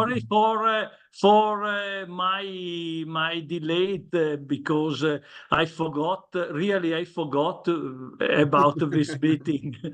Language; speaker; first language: English; non-native, learner; Italian